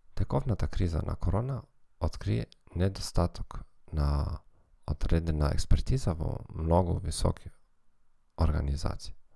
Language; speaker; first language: Macedonian; non-native, fluent; German